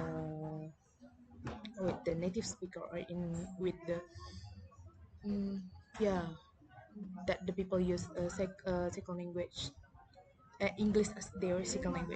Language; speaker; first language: English; non-native, learner; Indonesian